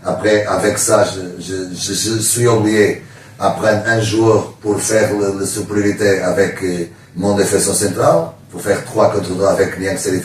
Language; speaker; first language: French; non-native, learner; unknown